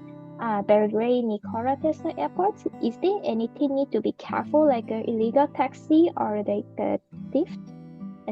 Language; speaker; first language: English; non-native, fluent; Japanese